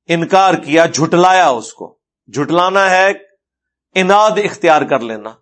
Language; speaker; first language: Urdu; non-native, local second language; Punjabi